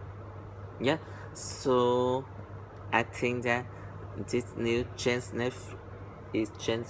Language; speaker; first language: English; non-native, learner; Vietnamese